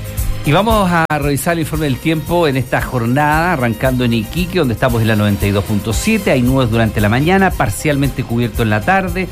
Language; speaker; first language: Spanish; native; Spanish